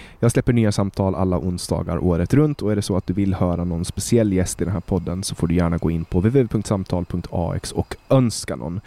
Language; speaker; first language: Swedish; native; Swedish